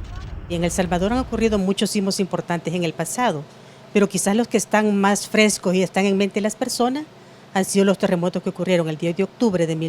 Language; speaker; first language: Spanish; native; Spanish